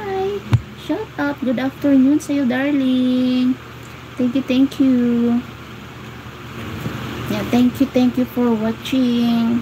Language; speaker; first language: English; non-native, local second language; Filipino